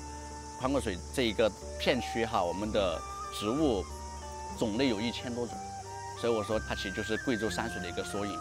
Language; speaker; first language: Chinese; native; Chinese